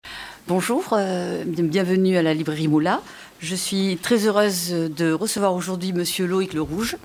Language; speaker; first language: French; native; French